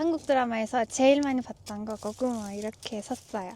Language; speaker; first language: Korean; non-native, fluent; Turkish